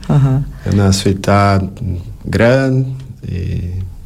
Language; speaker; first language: Catalan; non-native, learner; Portuguese